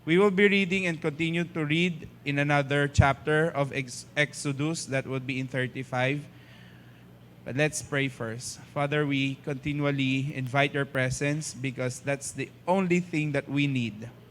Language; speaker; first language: English; non-native, fluent; Filipino